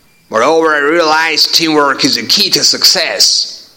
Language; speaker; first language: English; non-native, fluent; Persian